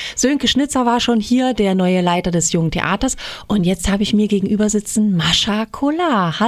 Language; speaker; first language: German; native; German